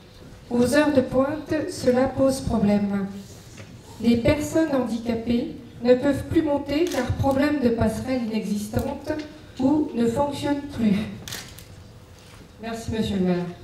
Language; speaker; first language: French; native; French